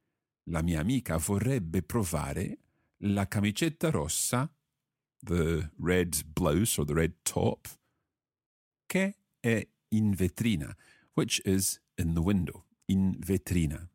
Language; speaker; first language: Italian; non-native, fluent; English